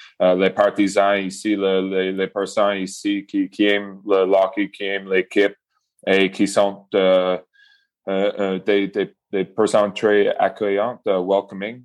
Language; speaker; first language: French; non-native, local second language; English